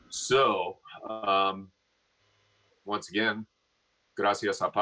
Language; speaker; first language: Spanish; non-native, learner; English